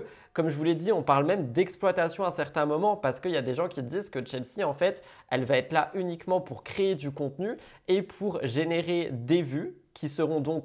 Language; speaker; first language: French; native; French